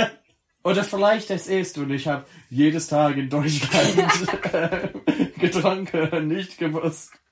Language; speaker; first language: German; non-native, learner; English